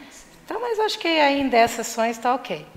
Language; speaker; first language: Portuguese; native; Portuguese